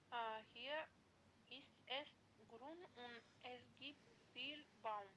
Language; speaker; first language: German; non-native, learner; Macedonian